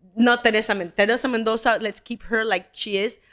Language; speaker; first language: English; non-native, fluent; Spanish